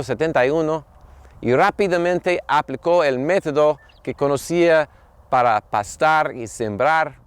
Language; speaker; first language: Spanish; non-native, fluent; English